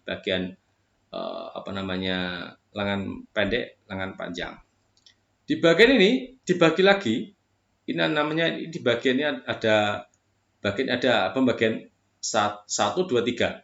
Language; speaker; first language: Indonesian; native; Indonesian